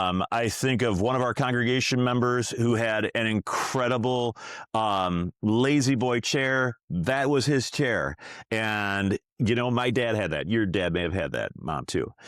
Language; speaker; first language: English; native; English